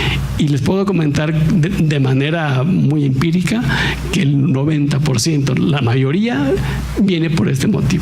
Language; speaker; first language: Spanish; native; Spanish